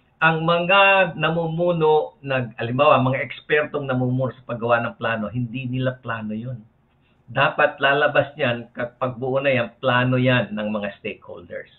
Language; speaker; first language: Filipino; native; Filipino